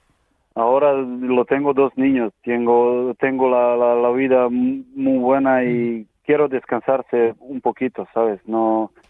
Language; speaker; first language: Spanish; non-native, learner; Serbian